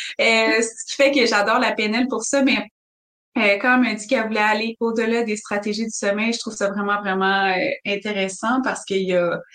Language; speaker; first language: French; native; French